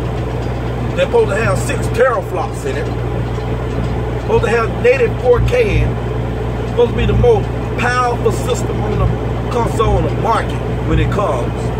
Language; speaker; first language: English; native; English